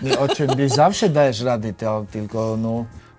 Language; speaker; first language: Polish; non-native, learner; Georgian